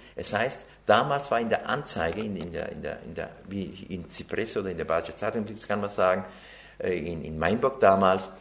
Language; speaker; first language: German; early bilingual, other home language; Turkish